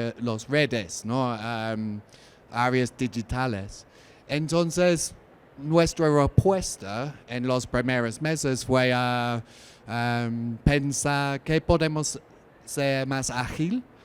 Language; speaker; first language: Spanish; non-native, learner; English